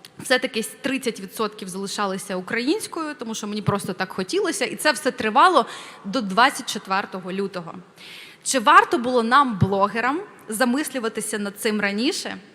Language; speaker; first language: Ukrainian; non-native, local second language; Russian